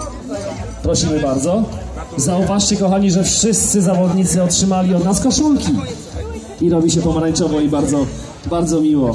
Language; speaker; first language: Polish; native; Polish